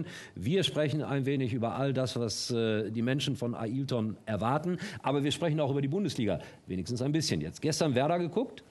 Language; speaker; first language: German; native; German